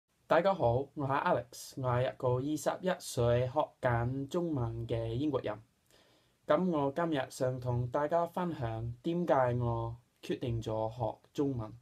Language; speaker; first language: Cantonese; non-native, fluent; English